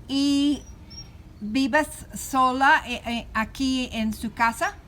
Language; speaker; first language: Spanish; non-native, learner; English